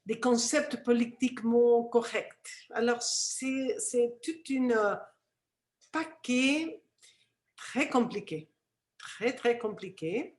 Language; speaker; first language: French; non-native, fluent; Spanish